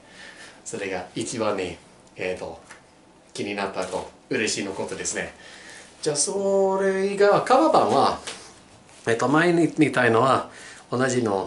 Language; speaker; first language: Japanese; non-native, learner; English